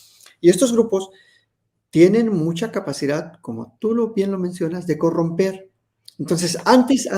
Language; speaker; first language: Spanish; native; Spanish